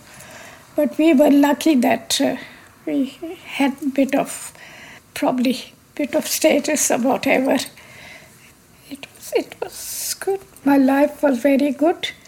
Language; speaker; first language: English; non-native, local second language; Punjabi